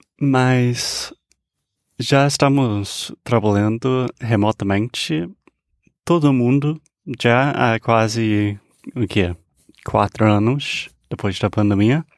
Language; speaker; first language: Portuguese; non-native, fluent; English